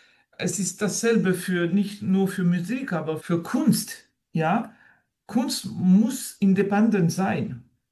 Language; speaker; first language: German; non-native, fluent; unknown